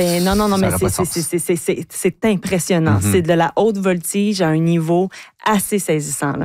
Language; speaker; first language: French; native; French